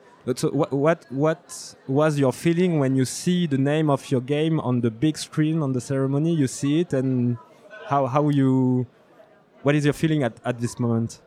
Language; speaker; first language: English; non-native, learner; French